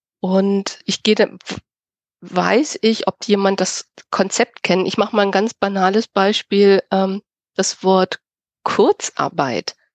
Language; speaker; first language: German; native; German